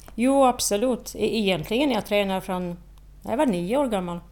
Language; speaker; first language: Swedish; non-native, fluent; Slovak